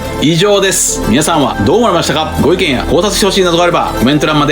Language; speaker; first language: Japanese; native; Japanese